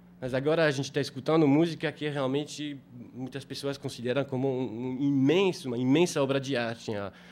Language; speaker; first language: Portuguese; non-native, fluent; French